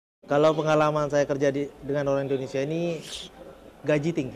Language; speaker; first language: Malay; early bilingual, heritage; Indonesian